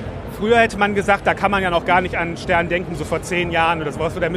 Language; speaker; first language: German; native; German